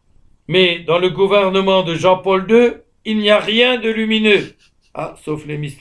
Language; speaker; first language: French; native; French